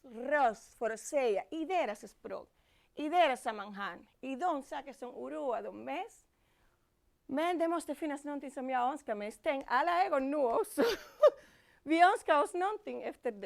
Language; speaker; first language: Swedish; non-native, fluent; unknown